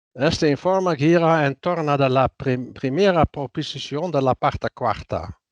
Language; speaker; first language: Spanish; non-native, fluent; Dutch